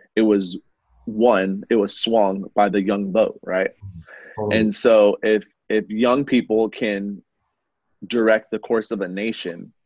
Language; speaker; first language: English; native; English